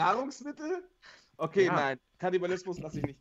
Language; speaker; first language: German; native; German